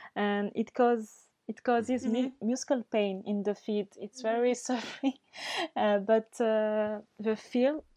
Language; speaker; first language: English; non-native, learner; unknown